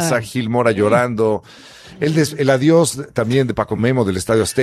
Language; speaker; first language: Spanish; native; Spanish